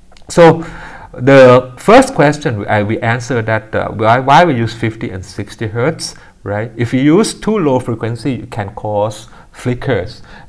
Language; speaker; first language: English; non-native, fluent; Thai